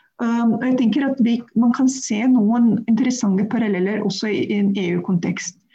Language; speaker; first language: Norwegian; non-native, fluent; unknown